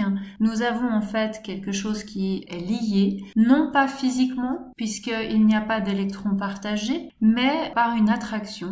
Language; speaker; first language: French; native; French